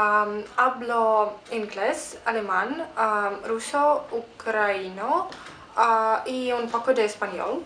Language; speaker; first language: Spanish; non-native, learner; Russian